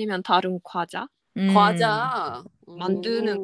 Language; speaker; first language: Korean; non-native, fluent; Japanese